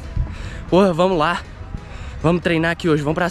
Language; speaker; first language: Portuguese; native; Portuguese